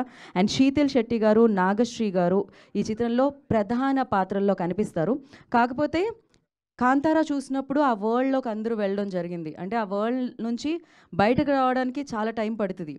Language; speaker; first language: Telugu; native; Telugu